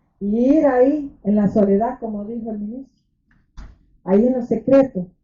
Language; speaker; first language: Spanish; native; Spanish